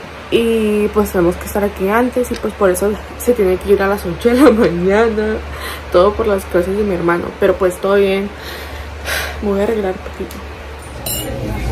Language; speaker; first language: Spanish; early bilingual, heritage; Spanish